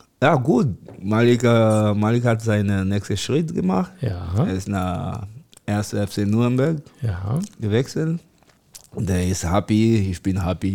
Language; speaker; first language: German; non-native, learner; French